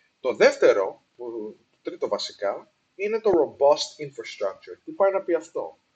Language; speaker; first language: Greek; early bilingual, heritage; Greek